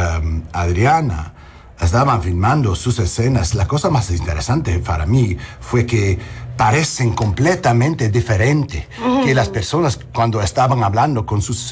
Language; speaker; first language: Spanish; non-native, learner; English